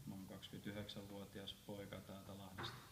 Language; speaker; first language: Finnish; native; Finnish